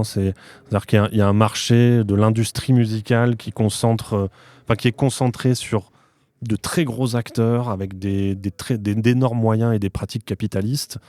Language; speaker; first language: French; native; French